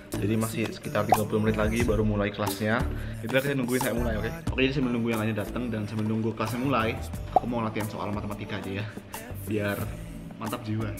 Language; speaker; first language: Indonesian; native; Indonesian